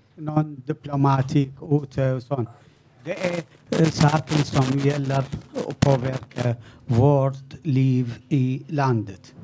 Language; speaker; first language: Swedish; non-native, learner; Arabic